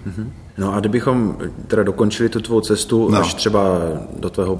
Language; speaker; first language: Czech; native; Czech